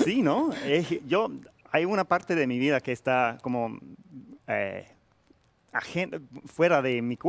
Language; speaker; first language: Spanish; non-native, fluent; English